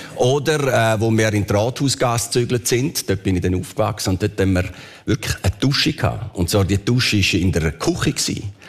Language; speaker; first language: German; early bilingual, other home language; Italian